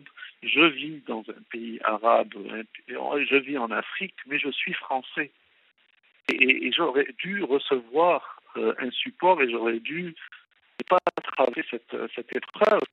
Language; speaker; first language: French; non-native, local second language; Arabic